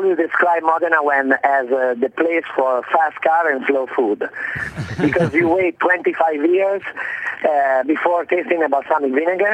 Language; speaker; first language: English; non-native, fluent; Italian